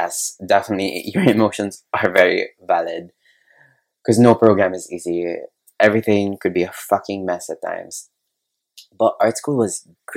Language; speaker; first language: English; non-native, local second language; Cebuano